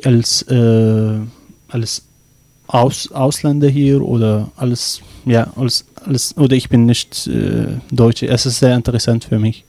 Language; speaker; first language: German; non-native, learner; Arabic